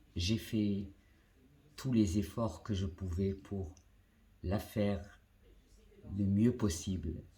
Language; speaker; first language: French; non-native, local second language; Arabic